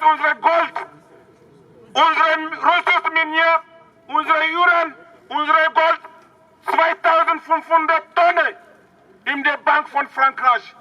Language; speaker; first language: German; non-native, learner; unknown